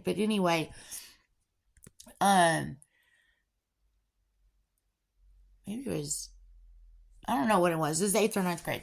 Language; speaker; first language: English; native; English